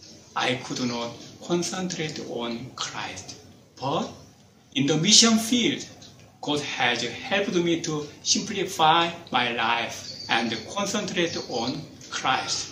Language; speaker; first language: English; non-native, fluent; Korean